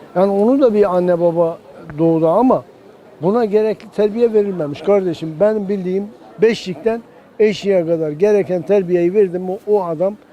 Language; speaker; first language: Turkish; native; Turkish